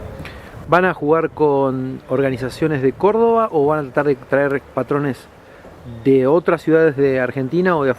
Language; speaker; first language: Spanish; native; Spanish